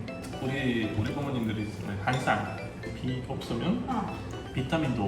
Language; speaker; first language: Korean; non-native, learner; Hungarian